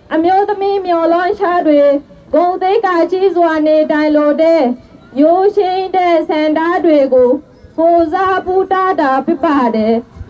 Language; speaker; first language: Burmese; non-native, local second language; Rohingya